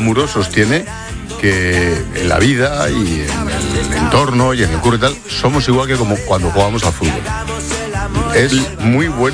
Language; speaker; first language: Spanish; native; Spanish